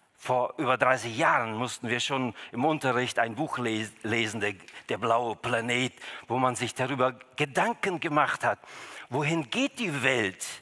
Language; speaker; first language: German; early bilingual, other home language; Russian